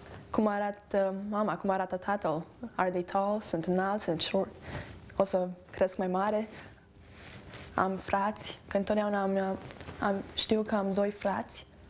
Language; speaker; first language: Romanian; early bilingual, heritage; Romanian